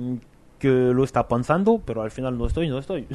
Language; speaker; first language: Spanish; non-native, fluent; French